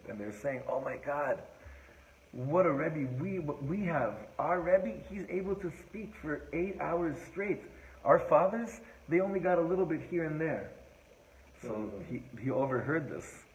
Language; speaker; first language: English; native; English